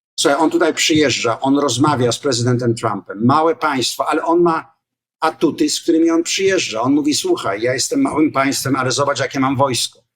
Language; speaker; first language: Polish; native; Polish